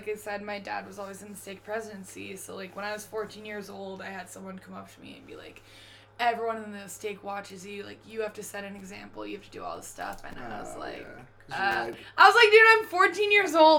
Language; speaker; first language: English; native; English